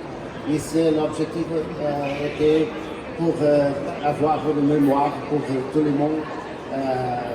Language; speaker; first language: French; non-native, learner; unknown